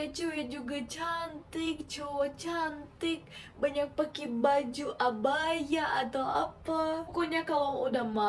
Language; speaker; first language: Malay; non-native, fluent; Korean